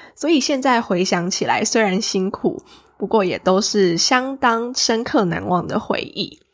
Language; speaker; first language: Chinese; native; Chinese